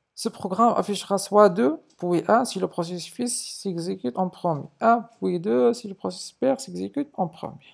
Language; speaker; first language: French; non-native, local second language; Arabic